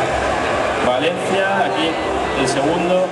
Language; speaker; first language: Spanish; native; Spanish